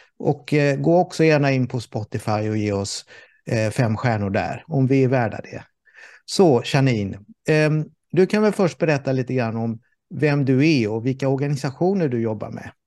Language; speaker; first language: Swedish; native; Swedish